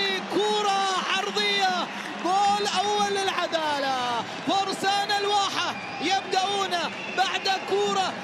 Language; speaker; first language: Arabic; native; Arabic